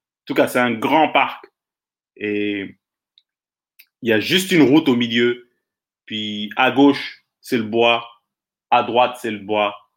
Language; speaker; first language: French; native; French